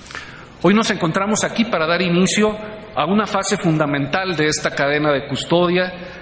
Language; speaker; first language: Spanish; native; Spanish